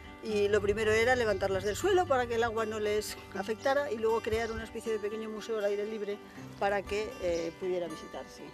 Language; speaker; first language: Spanish; native; Spanish